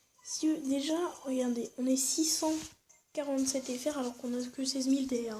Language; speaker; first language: French; native; French